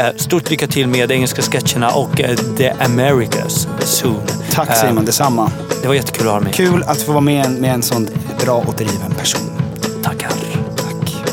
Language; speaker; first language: Swedish; native; Swedish